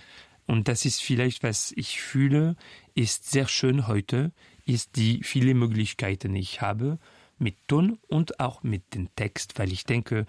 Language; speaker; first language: German; non-native, fluent; French